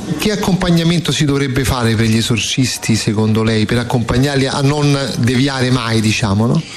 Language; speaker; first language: Italian; native; Italian